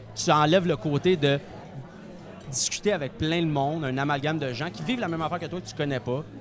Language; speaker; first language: French; native; French